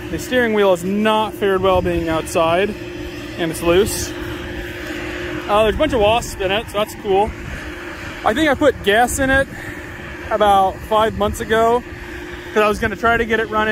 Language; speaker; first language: English; native; English